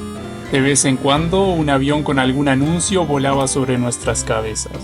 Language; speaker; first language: Spanish; native; Spanish